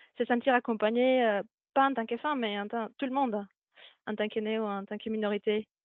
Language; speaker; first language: French; non-native, fluent; Spanish